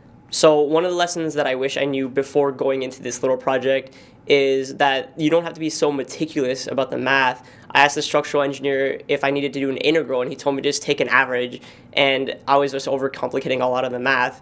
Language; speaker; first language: English; native; English